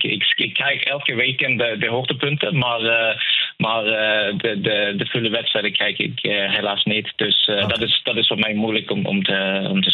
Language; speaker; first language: Dutch; non-native, fluent; Norwegian